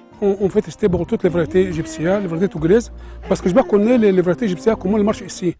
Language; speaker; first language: French; non-native, learner; Arabic